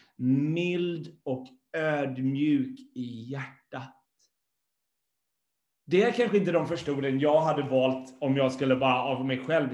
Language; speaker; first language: Swedish; non-native, fluent; English